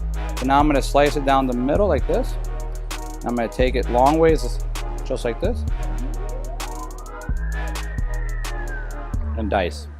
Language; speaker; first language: English; native; English